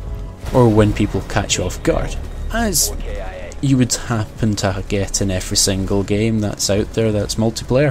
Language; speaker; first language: English; native; English